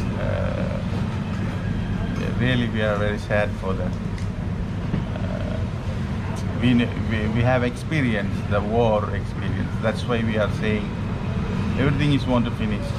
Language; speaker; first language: English; non-native, learner; Tamil